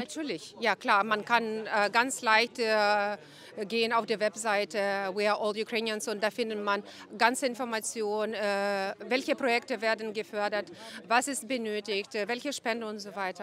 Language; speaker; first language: German; non-native, fluent; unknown